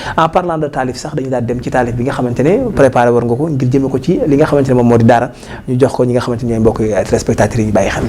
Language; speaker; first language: Wolof; native; Wolof